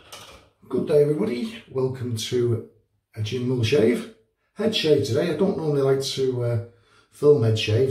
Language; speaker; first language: English; native; English